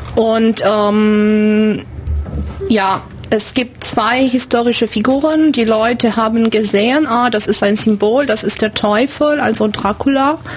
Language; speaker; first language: German; non-native, fluent; Romanian